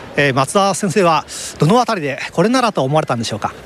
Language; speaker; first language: Japanese; native; Japanese